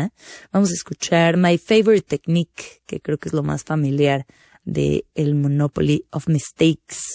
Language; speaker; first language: Spanish; native; Spanish